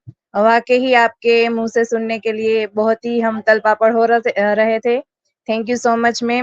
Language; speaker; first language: Hindi; native; Hindi